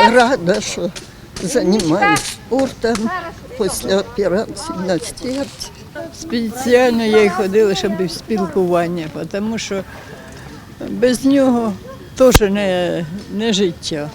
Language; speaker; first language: Ukrainian; non-native, local second language; Russian